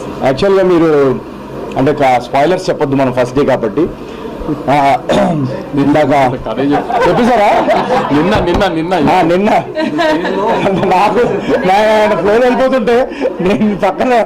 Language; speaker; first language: Telugu; native; Telugu